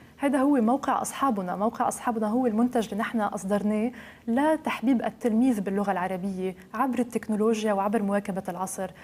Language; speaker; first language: Arabic; native; Arabic